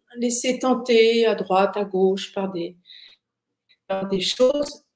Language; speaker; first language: French; native; French